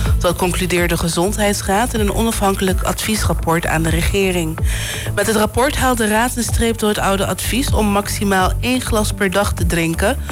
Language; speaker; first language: Dutch; non-native, local second language; Papiamento